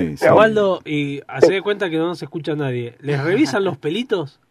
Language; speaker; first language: Spanish; native; Spanish